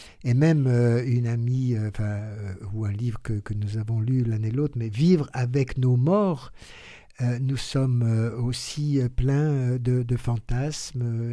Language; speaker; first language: French; native; French